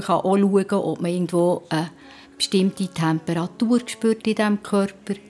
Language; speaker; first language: German; native; German